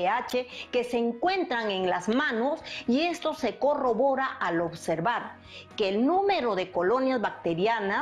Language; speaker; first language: Spanish; native; Spanish